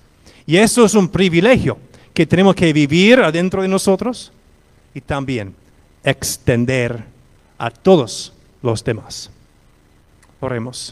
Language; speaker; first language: Spanish; non-native, fluent; English